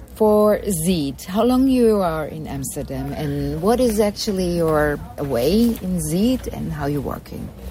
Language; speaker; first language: English; non-native, fluent; German